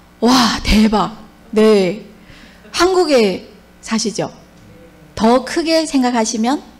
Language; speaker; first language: Korean; native; Korean